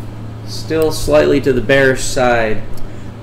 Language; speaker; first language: English; native; English